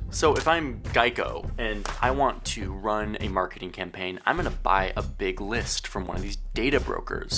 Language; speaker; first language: English; native; English